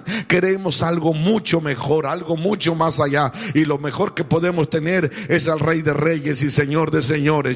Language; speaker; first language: Spanish; native; Spanish